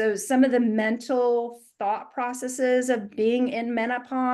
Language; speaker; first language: English; native; English